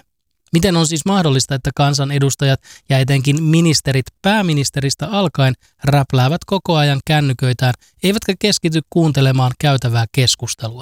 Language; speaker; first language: Finnish; native; Finnish